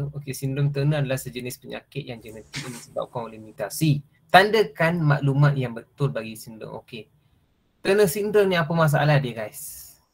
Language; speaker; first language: Malay; non-native, local second language; Tamil